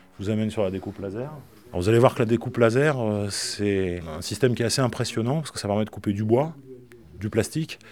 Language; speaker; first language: French; native; French